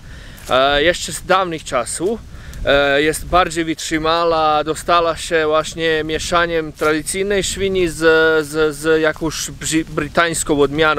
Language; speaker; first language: Polish; non-native, fluent; Croatian